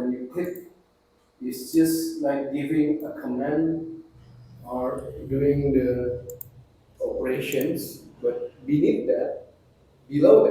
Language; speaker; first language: English; non-native, fluent; Indonesian